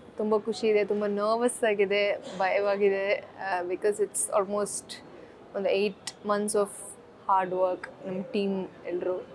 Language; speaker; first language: Kannada; early bilingual, heritage; Kannada